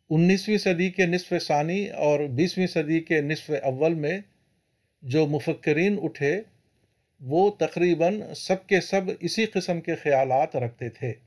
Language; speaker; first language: Urdu; native; Urdu